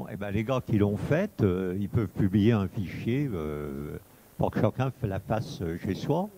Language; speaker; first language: French; native; French